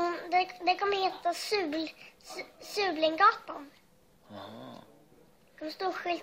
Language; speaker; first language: Swedish; early bilingual, other home language; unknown